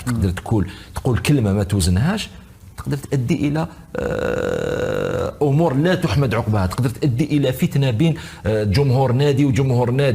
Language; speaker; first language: Arabic; native; Arabic